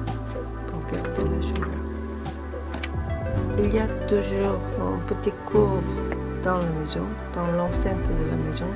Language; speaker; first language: French; non-native, learner; Korean